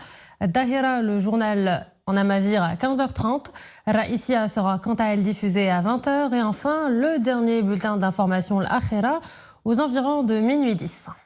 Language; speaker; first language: French; non-native, local second language; Arabic